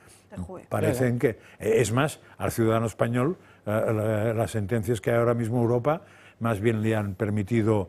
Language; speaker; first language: Spanish; native; Spanish